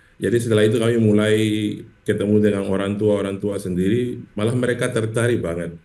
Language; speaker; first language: Indonesian; non-native, fluent; English